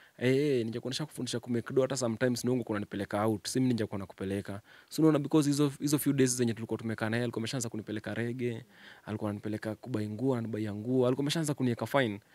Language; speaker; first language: Swahili; native; Swahili